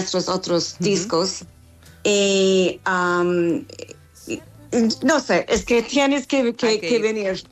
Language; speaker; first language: Spanish; non-native, fluent; English